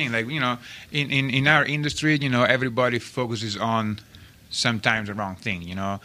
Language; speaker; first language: English; non-native, fluent; Italian